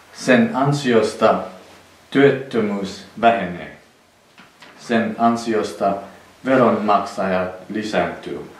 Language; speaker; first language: Finnish; non-native, fluent; Central Kurdish